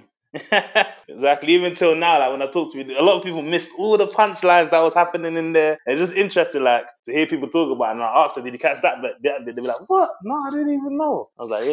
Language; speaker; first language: English; native; English